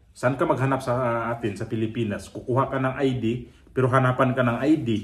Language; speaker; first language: Filipino; non-native, local second language; Cebuano